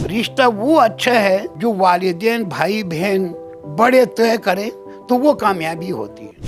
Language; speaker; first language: Urdu; non-native, local second language; Pashto